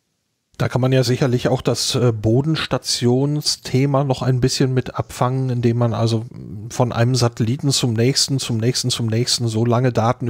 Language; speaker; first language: German; native; German